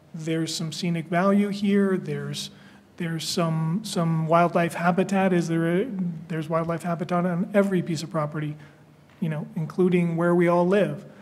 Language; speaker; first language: English; native; English